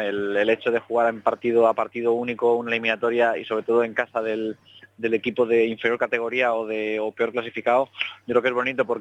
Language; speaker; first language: Spanish; native; Spanish